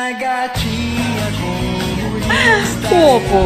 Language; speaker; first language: Portuguese; non-native, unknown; Russian